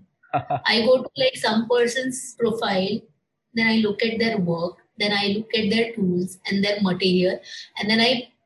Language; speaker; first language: English; non-native, local second language; Marathi